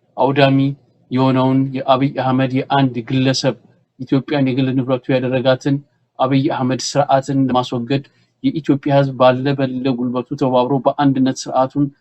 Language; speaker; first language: Amharic; native; Amharic